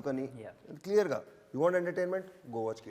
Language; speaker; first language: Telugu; early bilingual, heritage; Telugu